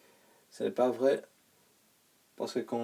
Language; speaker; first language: French; non-native, learner; English